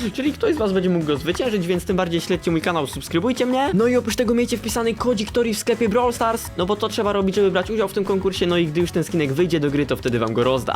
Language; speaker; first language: Polish; native; Polish